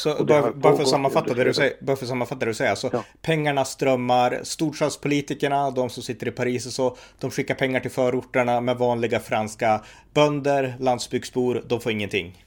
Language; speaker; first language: Swedish; native; Swedish